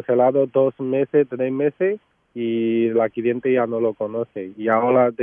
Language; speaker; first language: Spanish; non-native, learner; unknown